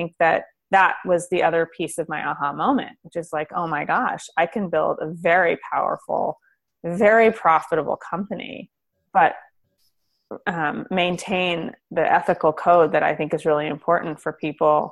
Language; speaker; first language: English; native; English